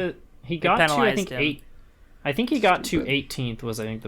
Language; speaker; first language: English; native; English